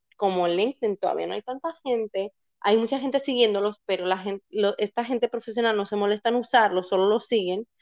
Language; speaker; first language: Spanish; native; Spanish